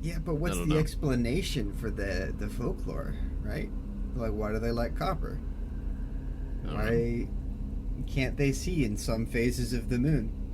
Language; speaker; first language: English; native; English